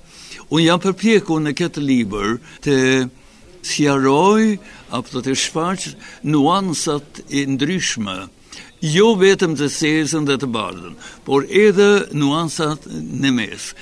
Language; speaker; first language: Albanian; non-native, fluent; Swedish